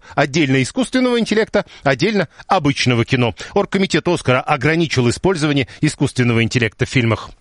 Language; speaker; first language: Russian; native; Russian